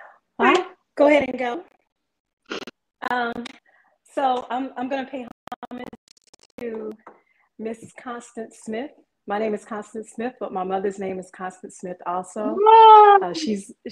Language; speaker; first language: English; native; English